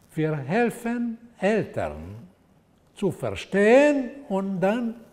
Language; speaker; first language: German; non-native, fluent; Portuguese